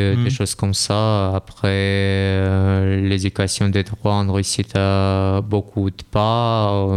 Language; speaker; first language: French; non-native, learner; Russian